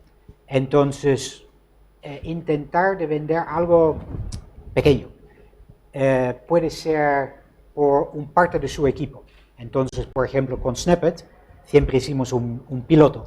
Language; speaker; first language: Spanish; non-native, fluent; Dutch